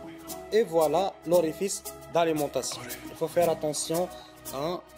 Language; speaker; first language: French; non-native, local second language; Arabic